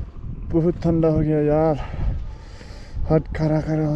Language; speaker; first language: Hindi; non-native, local second language; Bodo